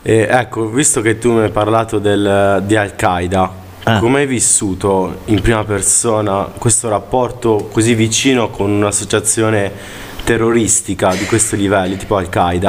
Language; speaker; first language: Italian; native; Italian